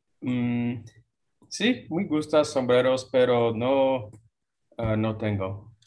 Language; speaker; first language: Spanish; non-native, learner; English